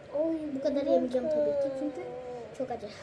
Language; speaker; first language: Turkish; early bilingual, other home language; Persian